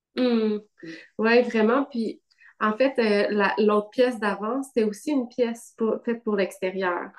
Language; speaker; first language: French; native; French